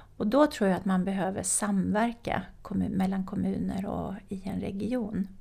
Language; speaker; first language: Swedish; native; Swedish